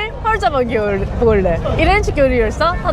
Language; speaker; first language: Turkish; non-native, learner; Korean